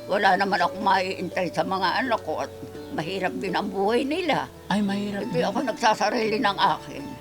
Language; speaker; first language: Filipino; native; Filipino